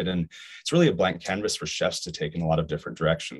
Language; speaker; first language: English; native; English